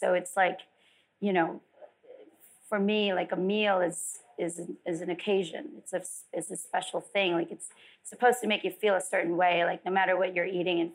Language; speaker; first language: English; non-native, local second language; Filipino